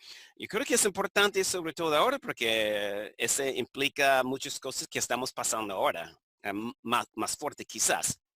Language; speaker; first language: Spanish; non-native, fluent; English